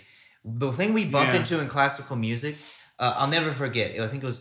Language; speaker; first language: English; native; English